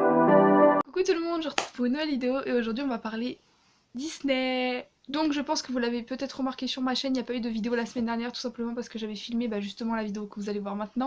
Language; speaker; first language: French; native; French